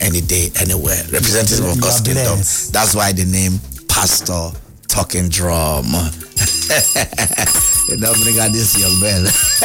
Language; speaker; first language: English; non-native, local second language; Igbo